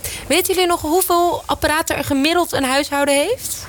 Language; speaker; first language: Dutch; native; Dutch